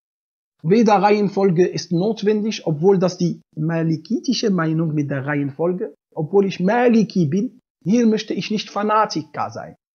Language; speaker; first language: German; non-native, fluent; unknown